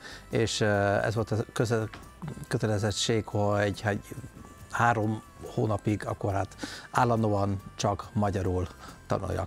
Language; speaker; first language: Hungarian; non-native, fluent; Dutch